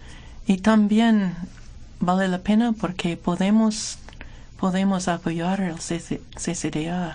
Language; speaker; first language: Spanish; non-native, fluent; English